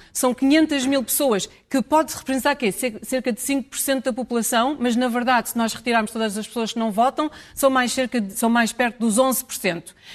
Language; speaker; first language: Portuguese; early bilingual, heritage; Portuguese